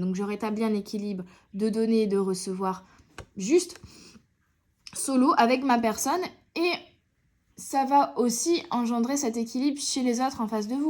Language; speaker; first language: French; native; French